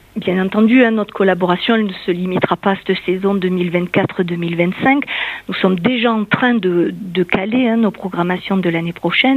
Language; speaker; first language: French; native; French